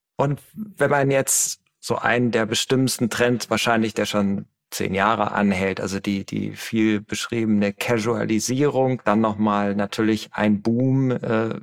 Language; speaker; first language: German; native; German